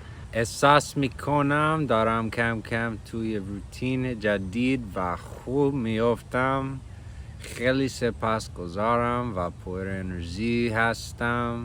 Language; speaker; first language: Persian; non-native, fluent; English